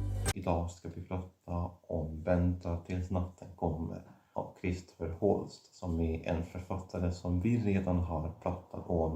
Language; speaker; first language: Swedish; non-native, fluent; Catalan